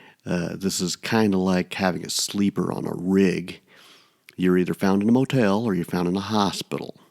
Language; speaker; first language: English; native; English